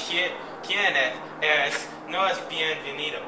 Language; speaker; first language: Spanish; non-native, learner; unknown